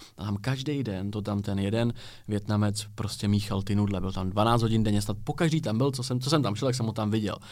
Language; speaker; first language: Czech; native; Czech